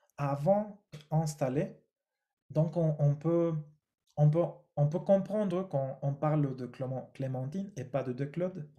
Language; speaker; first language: French; non-native, fluent; Spanish